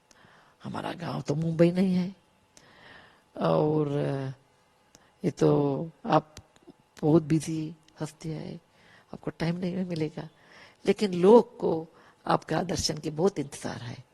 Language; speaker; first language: Hindi; non-native, local second language; Kannada